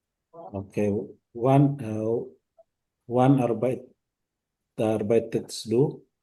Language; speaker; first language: German; non-native, learner; Indonesian